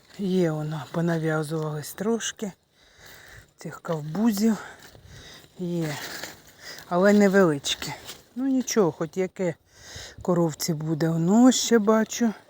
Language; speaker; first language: Ukrainian; native; Ukrainian